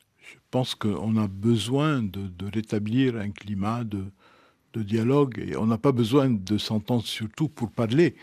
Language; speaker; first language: French; non-native, local second language; Arabic